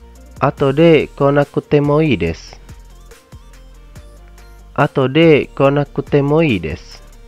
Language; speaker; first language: Japanese; non-native, fluent; Indonesian